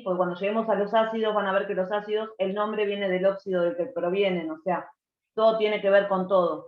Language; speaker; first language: Spanish; native; Spanish